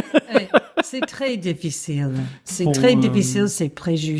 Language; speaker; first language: French; non-native, fluent; English